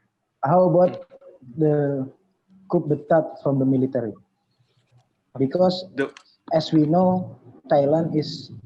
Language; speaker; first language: English; non-native, learner; Indonesian